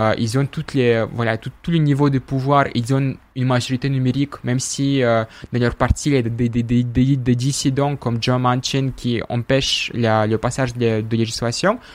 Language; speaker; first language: French; non-native, fluent; Russian